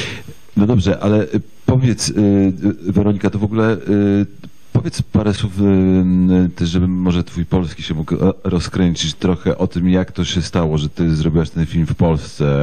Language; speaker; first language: Polish; native; Polish